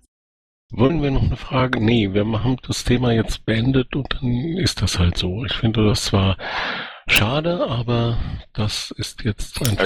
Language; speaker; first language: German; native; German